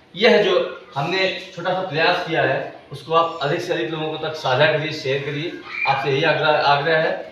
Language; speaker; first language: Hindi; native; Hindi